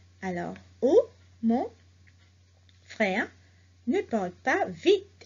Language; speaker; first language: French; non-native, local second language; Morisyen